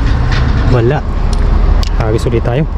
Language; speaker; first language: Filipino; native; Filipino